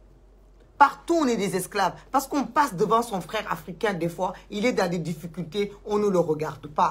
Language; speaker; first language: French; non-native, local second language; Wolof